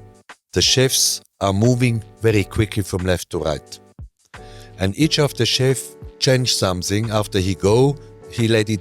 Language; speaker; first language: English; non-native, learner; German